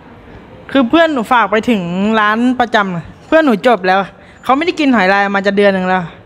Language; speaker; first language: Thai; native; Thai